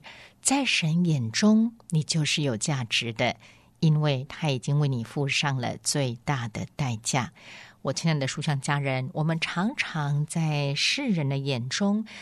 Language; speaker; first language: Chinese; native; Chinese